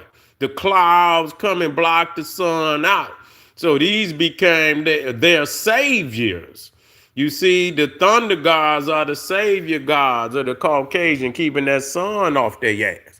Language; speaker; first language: English; native; English